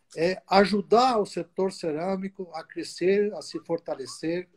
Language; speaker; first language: Portuguese; early bilingual, other home language; Italian